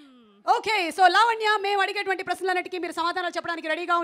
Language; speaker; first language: Telugu; native; Telugu